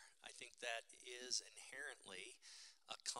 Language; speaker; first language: English; native; English